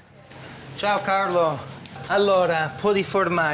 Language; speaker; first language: Italian; early bilingual, heritage; Italian